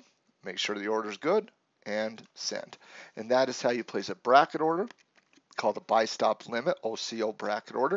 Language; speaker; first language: English; native; English